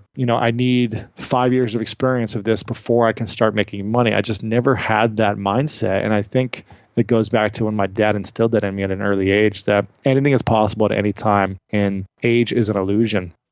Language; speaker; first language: English; native; English